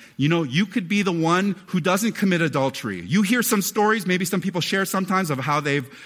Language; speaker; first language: English; native; English